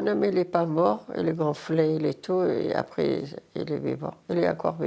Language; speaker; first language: French; non-native, learner; Arabic